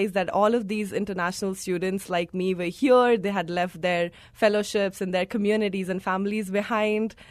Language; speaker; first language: English; non-native, local second language; Hindi